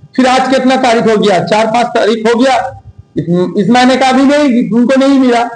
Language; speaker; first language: Hindi; non-native, local second language; Bangla